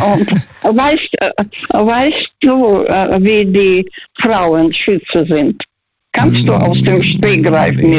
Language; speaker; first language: German; non-native, fluent; Russian